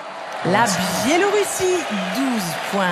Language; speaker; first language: French; non-native, fluent; Swedish